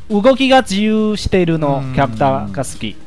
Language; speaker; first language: Japanese; non-native, learner; Chinese